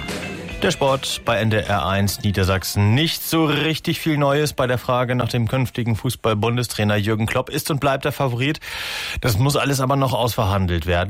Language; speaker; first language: German; native; German